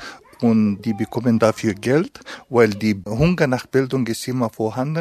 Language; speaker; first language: German; non-native, fluent; Pashto